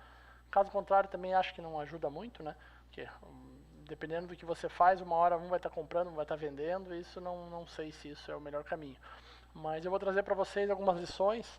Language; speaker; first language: Portuguese; native; Portuguese